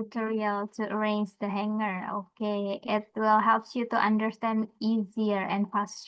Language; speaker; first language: English; non-native, fluent; Indonesian